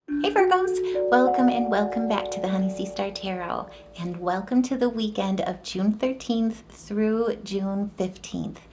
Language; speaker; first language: English; native; English